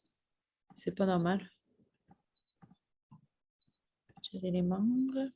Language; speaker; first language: French; native; French